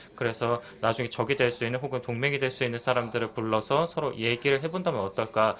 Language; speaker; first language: Korean; native; Korean